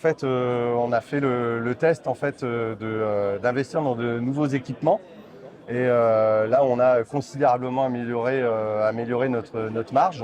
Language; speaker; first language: French; native; French